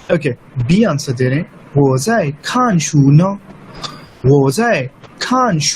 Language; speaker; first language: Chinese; non-native, fluent; Urdu